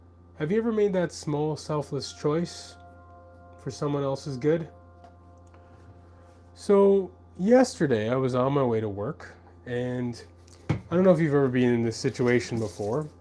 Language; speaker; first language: English; native; English